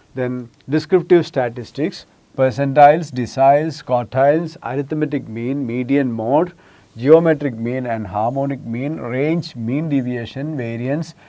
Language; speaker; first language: English; non-native, local second language; Malayalam